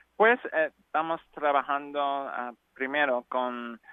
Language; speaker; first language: Spanish; non-native, learner; English